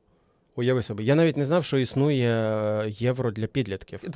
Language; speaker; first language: Ukrainian; native; Ukrainian